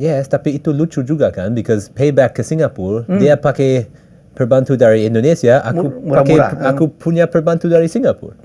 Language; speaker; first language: Indonesian; early bilingual, heritage; English